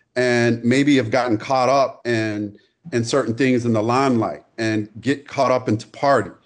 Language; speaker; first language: English; native; English